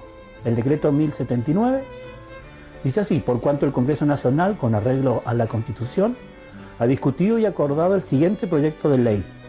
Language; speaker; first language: Spanish; native; Spanish